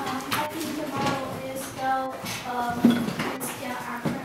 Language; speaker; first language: English; native; English